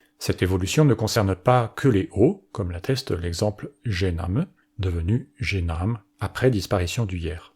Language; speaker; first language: French; native; French